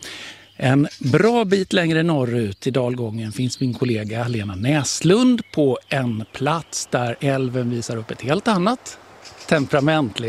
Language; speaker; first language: Swedish; native; Swedish